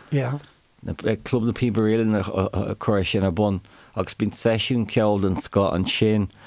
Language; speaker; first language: Irish; non-native, local second language; English